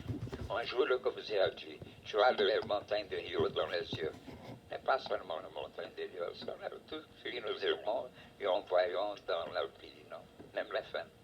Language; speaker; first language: French; non-native, fluent; Portuguese